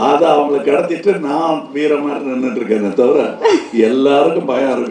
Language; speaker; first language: Tamil; native; Tamil